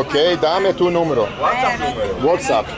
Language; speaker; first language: Spanish; non-native, learner; English